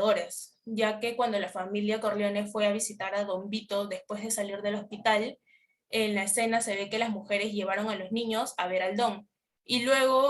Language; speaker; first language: Spanish; native; Spanish